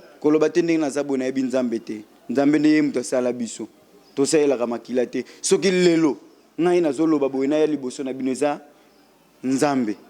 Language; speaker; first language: Lingala; non-native, local second language; Kongo